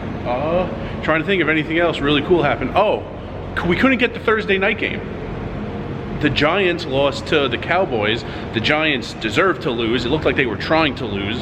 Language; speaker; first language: English; native; English